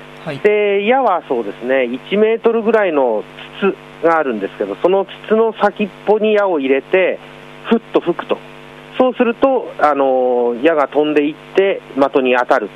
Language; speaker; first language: Japanese; native; Japanese